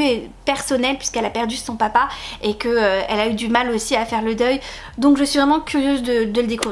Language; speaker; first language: French; native; French